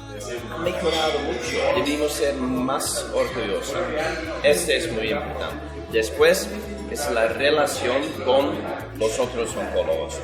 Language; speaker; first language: Spanish; non-native, fluent; Dutch